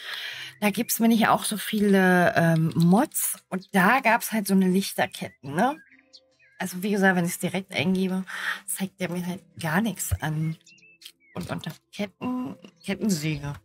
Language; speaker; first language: German; native; German